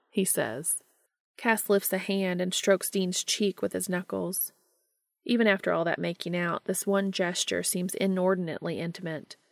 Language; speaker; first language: English; native; English